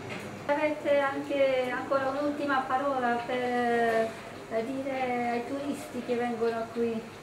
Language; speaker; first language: Italian; non-native, fluent; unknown